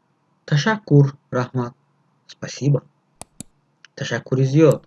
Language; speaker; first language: Russian; non-native, fluent; Tajik